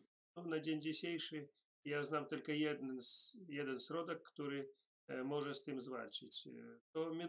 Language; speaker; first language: Polish; non-native, learner; Russian